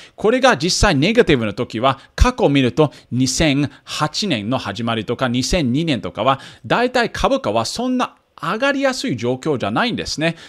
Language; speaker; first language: Japanese; early bilingual, heritage; Japanese